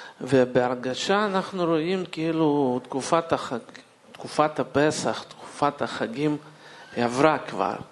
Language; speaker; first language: Hebrew; non-native, fluent; Russian